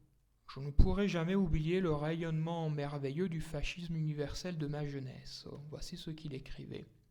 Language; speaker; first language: French; native; French